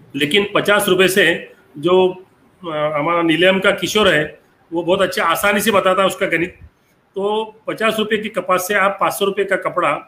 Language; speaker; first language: Hindi; non-native, local second language; Marathi